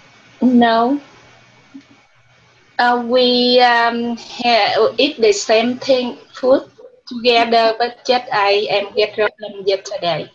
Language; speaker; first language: English; non-native, learner; Vietnamese